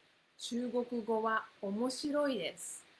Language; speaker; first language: Japanese; non-native, fluent; English